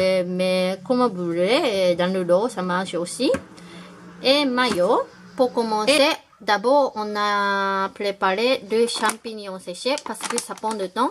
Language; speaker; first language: French; non-native, learner; Japanese